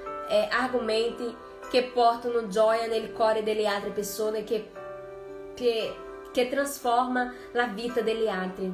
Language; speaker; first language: Italian; non-native, fluent; Portuguese